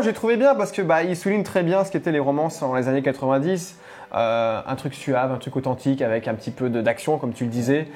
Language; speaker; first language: French; native; French